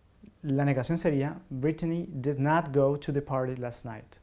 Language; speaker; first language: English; non-native, fluent; Spanish